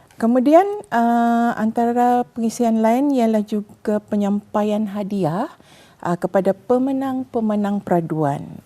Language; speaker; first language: Malay; native; Malay